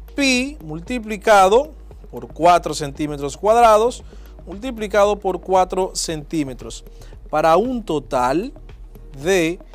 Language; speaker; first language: Spanish; native; Spanish